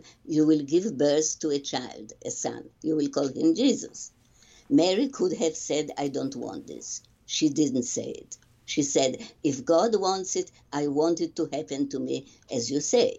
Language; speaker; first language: English; non-native, fluent; Polish